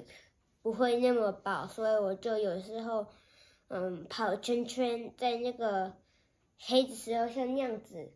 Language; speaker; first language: Chinese; early bilingual, heritage; Chinese